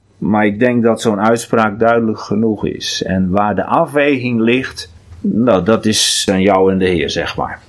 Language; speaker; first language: Dutch; non-native, local second language; Western Frisian